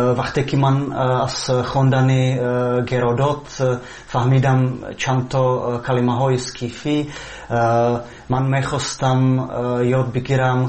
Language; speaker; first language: Persian; non-native, fluent; Czech